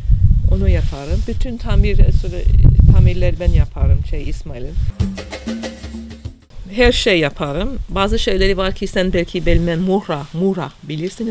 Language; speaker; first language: Turkish; non-native, fluent; English